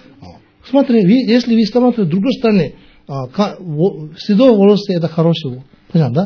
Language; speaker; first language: Russian; non-native, learner; Tibetan